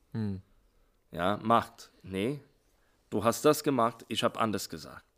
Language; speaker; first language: German; non-native, learner; English